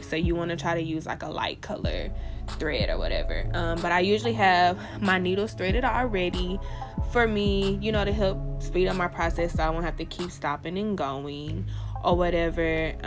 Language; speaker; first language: English; native; English